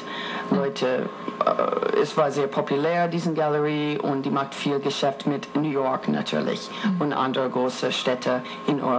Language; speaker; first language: German; non-native, fluent; English